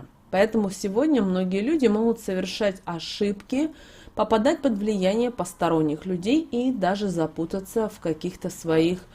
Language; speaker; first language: Russian; native; Russian